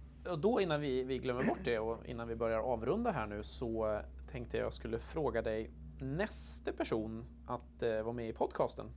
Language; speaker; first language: Swedish; native; Swedish